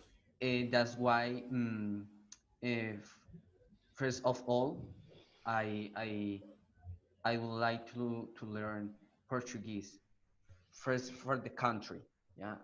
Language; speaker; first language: English; non-native, learner; Spanish